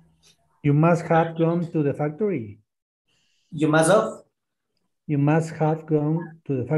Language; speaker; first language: English; non-native, learner; Spanish